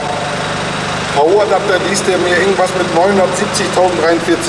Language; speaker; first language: German; native; German